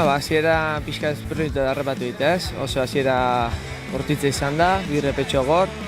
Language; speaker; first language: Basque; native; Basque